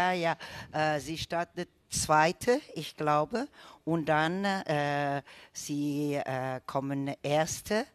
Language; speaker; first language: German; non-native, learner; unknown